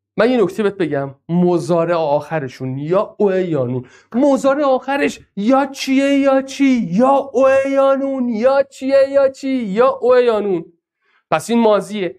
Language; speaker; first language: Persian; non-native, local second language; Azerbaijani